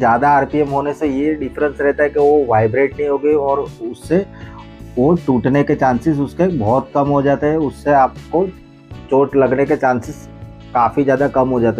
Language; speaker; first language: Hindi; native; Hindi